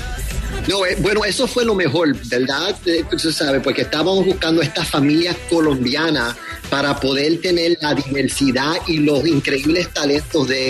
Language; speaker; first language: Spanish; early bilingual, heritage; Spanish